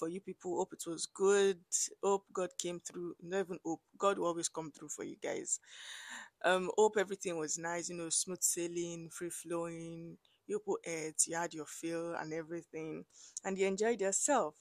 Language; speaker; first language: English; non-native, local second language; Yoruba